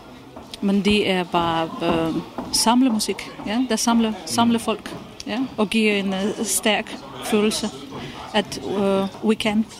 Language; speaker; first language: Danish; non-native, fluent; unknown